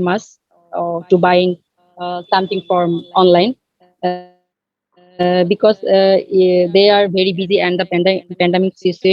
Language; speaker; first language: English; non-native, learner; Bangla